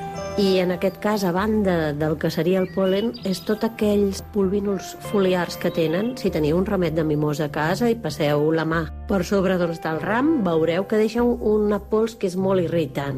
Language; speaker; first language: Catalan; native; Catalan